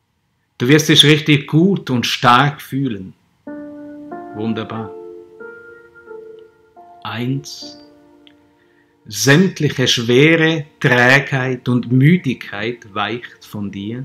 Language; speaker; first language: German; native; German